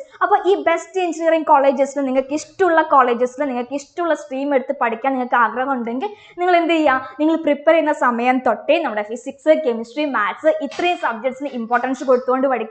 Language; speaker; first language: Malayalam; native; Malayalam